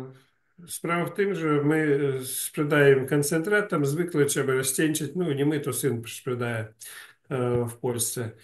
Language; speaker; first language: Polish; non-native, learner; Ukrainian